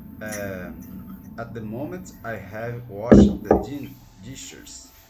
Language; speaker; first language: English; non-native, learner; Portuguese